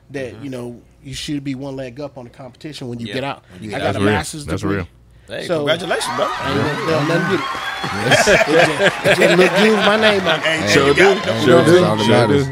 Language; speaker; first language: English; native; English